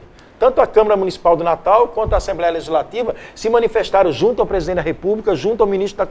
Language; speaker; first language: Portuguese; native; Portuguese